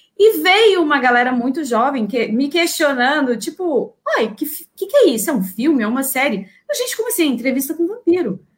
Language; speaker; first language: Portuguese; native; Portuguese